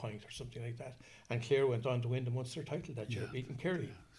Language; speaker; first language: English; native; English